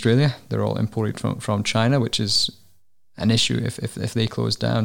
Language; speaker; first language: English; native; English